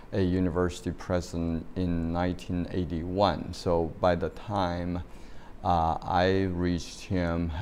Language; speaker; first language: English; non-native, fluent; Chinese